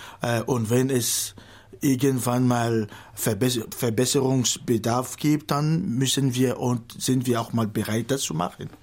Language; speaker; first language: German; non-native, fluent; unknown